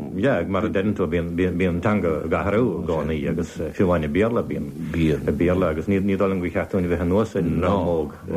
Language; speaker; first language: Irish; native; Irish